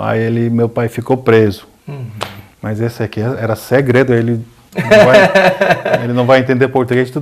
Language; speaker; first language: Portuguese; non-native, fluent; Korean